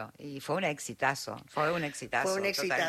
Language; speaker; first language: Spanish; native; Spanish